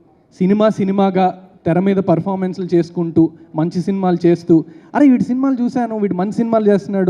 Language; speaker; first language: Telugu; native; Telugu